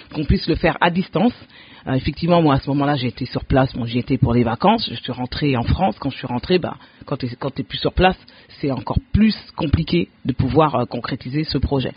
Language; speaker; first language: French; early bilingual, other home language; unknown